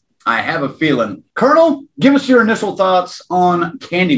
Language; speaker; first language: English; native; English